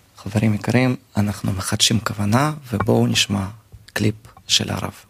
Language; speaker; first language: Hebrew; native; Hebrew